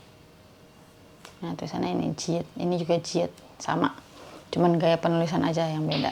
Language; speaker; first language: Indonesian; native; Indonesian